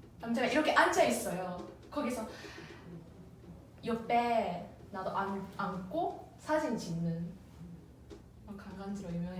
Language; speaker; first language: Korean; non-native, learner; Japanese